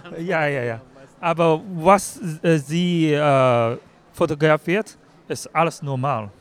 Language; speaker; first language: German; non-native, learner; Chinese